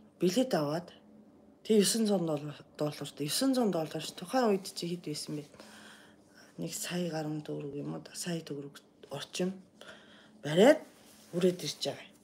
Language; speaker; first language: Mongolian; non-native, fluent; Japanese